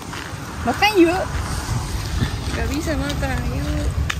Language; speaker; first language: Indonesian; non-native, learner; Japanese